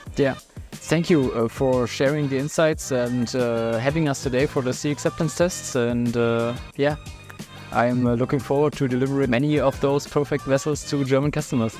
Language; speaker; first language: English; non-native, fluent; German